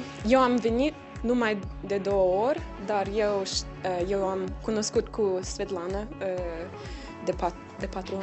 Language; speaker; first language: Romanian; non-native, learner; English